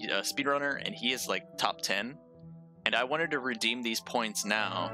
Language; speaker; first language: English; native; English